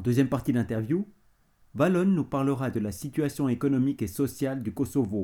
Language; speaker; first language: French; native; French